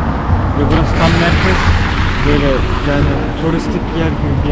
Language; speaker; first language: Turkish; native; Turkish